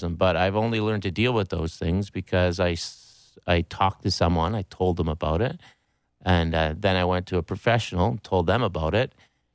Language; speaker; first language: English; native; English